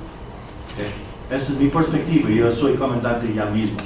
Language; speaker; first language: Spanish; non-native, fluent; English